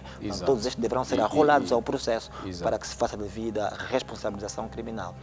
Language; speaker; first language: Portuguese; native; Portuguese